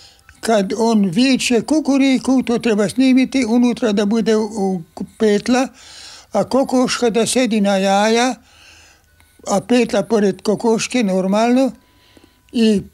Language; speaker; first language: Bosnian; non-native, local second language; Hungarian